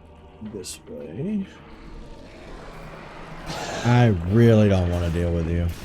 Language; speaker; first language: English; native; English